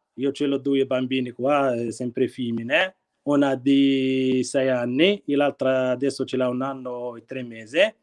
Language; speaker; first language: Italian; non-native, fluent; Arabic